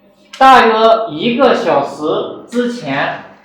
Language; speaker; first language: Chinese; non-native, fluent; Urdu